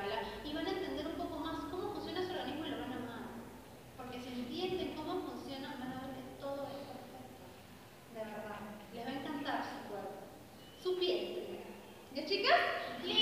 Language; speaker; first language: Spanish; native; Spanish